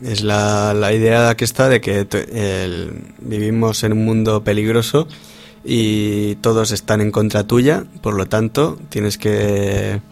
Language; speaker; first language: Spanish; non-native, local second language; Catalan